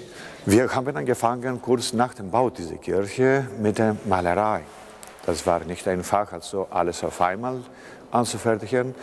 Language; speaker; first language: German; non-native, fluent; Greek